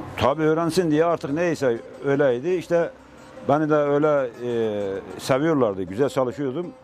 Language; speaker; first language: Turkish; native; Turkish